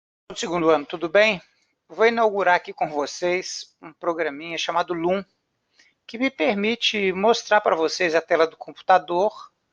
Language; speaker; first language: Portuguese; native; Portuguese